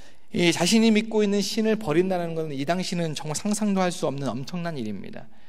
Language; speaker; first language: Korean; native; Korean